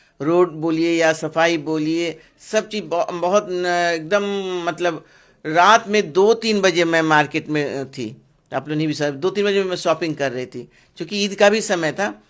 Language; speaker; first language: Hindi; non-native, local second language; Bangla